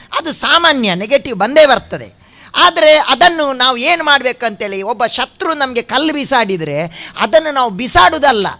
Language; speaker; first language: Kannada; non-native, local second language; Tulu